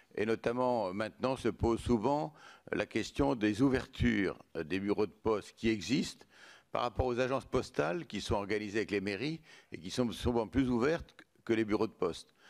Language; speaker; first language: French; native; French